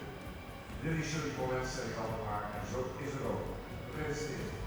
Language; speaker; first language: Dutch; native; Dutch